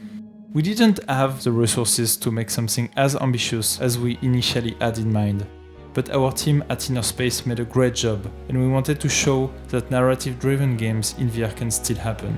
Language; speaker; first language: English; non-native, fluent; French